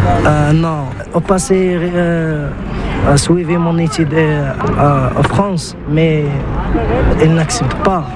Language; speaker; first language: French; non-native, learner; Arabic